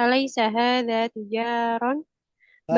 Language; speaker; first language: Arabic; non-native, learner; Indonesian